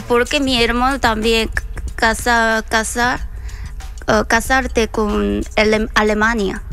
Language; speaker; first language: Spanish; non-native, learner; Korean